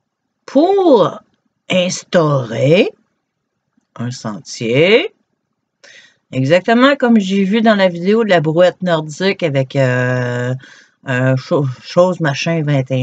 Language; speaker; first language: French; native; French